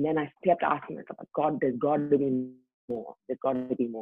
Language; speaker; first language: English; native; English